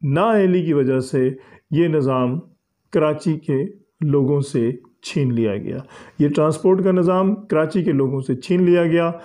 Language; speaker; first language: Urdu; native; Urdu